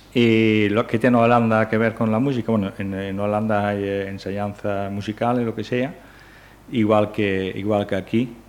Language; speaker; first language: Spanish; non-native, fluent; Dutch